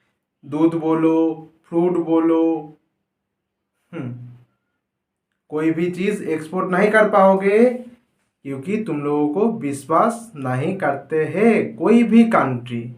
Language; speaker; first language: Hindi; non-native, local second language; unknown